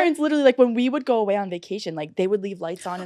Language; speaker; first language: English; native; English